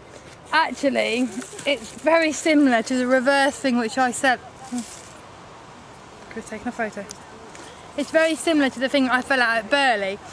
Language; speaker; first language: English; native; English